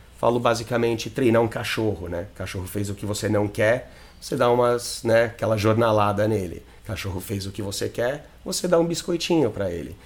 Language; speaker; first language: Portuguese; non-native, fluent; English